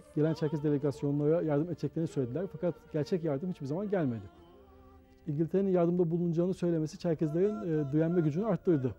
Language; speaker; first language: Turkish; native; Turkish